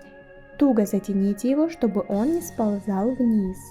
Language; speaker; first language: Russian; native; Russian